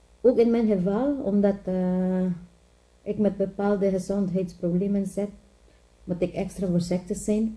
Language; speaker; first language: Dutch; non-native, learner; Filipino